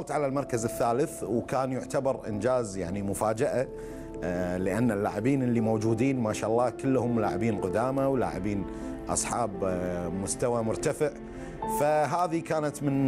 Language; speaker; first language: Arabic; native; Arabic